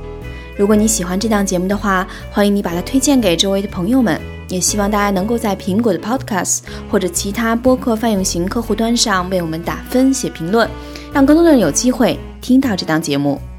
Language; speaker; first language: Chinese; native; Chinese